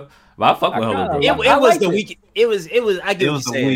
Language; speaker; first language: English; native; English